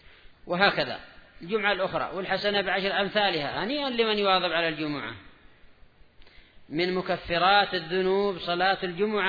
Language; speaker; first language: Arabic; native; Arabic